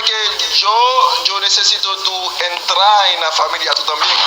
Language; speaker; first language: Spanish; non-native, learner; Haitian Creole